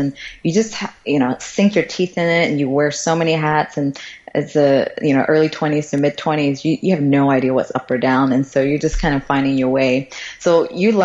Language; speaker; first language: English; early bilingual, other home language; Cantonese